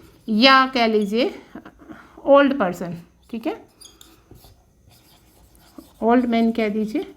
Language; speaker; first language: Hindi; native; Hindi